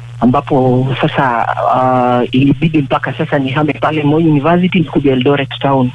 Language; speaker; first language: Swahili; non-native, local second language; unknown